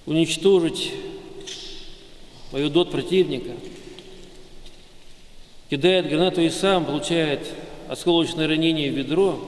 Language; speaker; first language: Russian; native; Russian